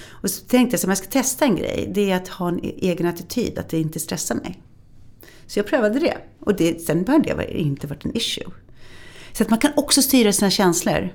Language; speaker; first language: Swedish; native; Swedish